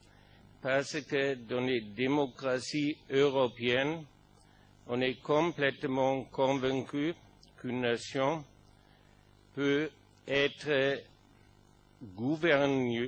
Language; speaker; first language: French; non-native, fluent; German